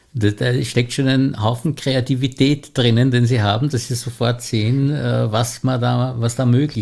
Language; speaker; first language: German; native; German